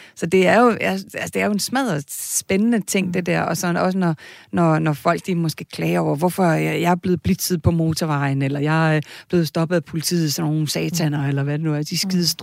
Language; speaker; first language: Danish; native; Danish